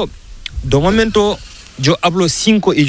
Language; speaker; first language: Spanish; non-native, learner; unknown